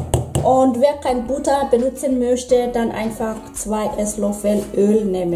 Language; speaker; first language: German; non-native, fluent; Swahili